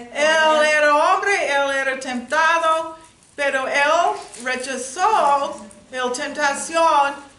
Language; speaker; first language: Spanish; non-native, learner; English